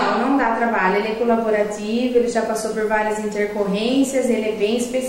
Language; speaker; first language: Portuguese; native; Portuguese